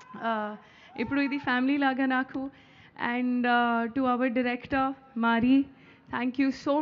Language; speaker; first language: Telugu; non-native, learner; Hindi